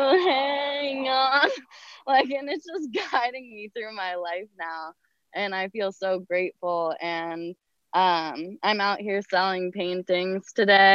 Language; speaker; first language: English; native; English